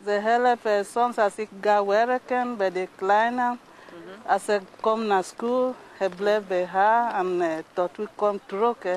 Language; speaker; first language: Dutch; non-native, learner; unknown